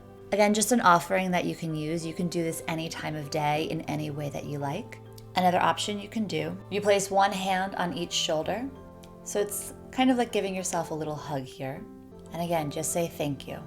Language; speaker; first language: English; native; English